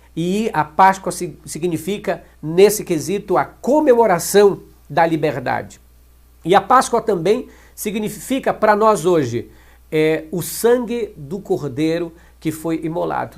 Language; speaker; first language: Portuguese; native; Portuguese